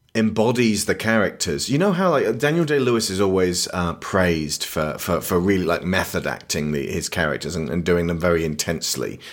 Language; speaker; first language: English; native; English